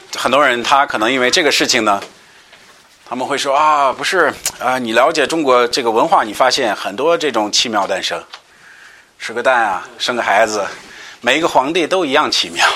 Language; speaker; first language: Chinese; non-native, fluent; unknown